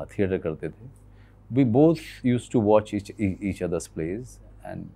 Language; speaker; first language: Hindi; native; Hindi